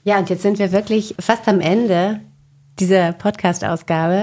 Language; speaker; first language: German; native; German